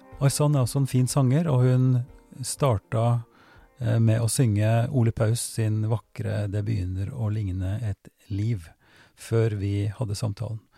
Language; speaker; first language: Norwegian; native; Norwegian